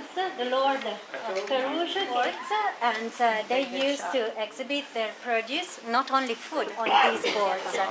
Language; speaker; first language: English; non-native, fluent; French